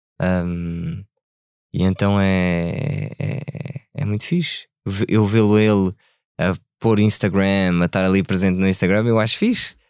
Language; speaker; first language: Portuguese; early bilingual, other home language; French